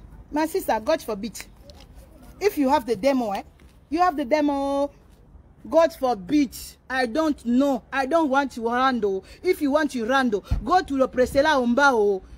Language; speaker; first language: English; non-native, learner; Lingala